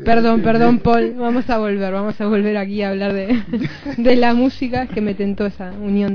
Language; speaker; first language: Spanish; native; Spanish